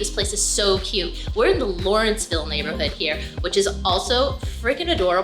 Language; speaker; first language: English; native; English